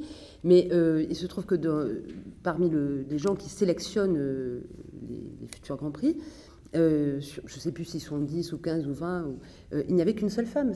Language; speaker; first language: French; native; French